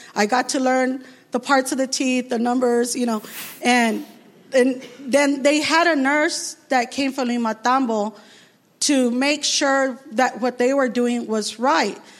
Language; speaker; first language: English; early bilingual, other home language; Spanish